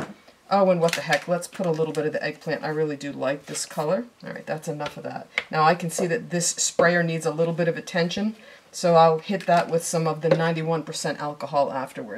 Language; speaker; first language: English; native; English